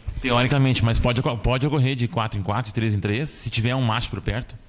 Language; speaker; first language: Portuguese; native; Portuguese